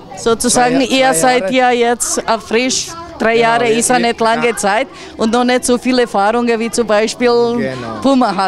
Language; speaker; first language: German; non-native, learner; Croatian